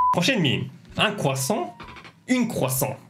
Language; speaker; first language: French; non-native, learner; Mongolian